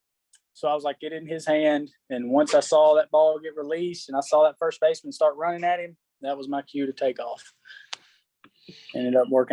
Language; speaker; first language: English; native; English